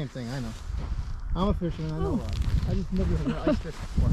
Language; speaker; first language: English; native; English